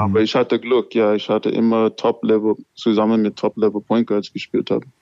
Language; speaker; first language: German; non-native, learner; English